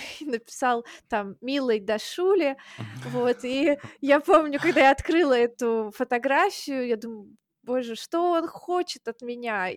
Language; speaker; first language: Russian; native; Russian